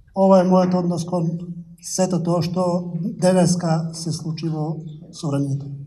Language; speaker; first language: Macedonian; non-native, local second language; Albanian